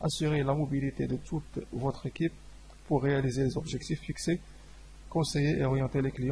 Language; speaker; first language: French; non-native, local second language; Arabic